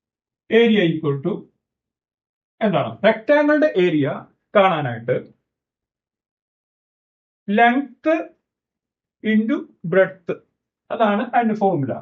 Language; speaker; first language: Malayalam; native; Malayalam